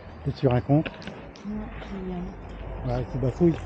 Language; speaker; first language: French; native; French